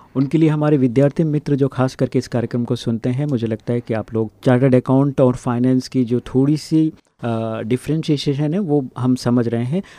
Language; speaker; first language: Hindi; native; Hindi